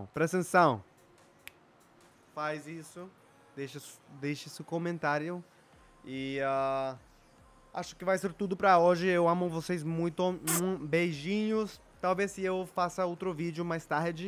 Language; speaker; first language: Portuguese; non-native, fluent; Spanish